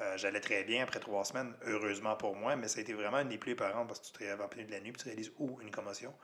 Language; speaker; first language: French; native; French